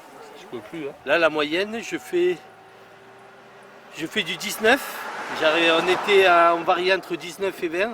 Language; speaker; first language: French; native; French